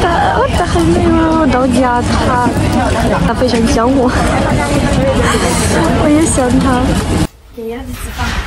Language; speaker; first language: Chinese; non-native, learner; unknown